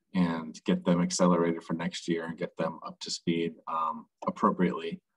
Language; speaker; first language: English; native; English